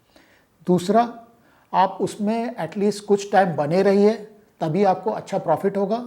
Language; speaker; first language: Hindi; native; Hindi